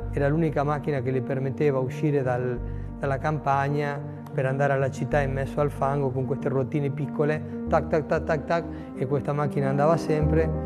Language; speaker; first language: Italian; non-native, fluent; Spanish